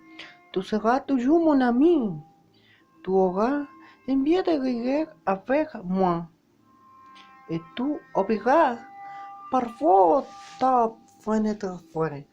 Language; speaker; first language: French; non-native, learner; Spanish